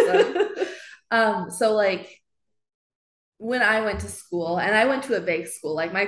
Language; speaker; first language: English; native; English